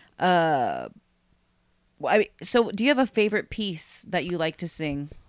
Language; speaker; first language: English; native; English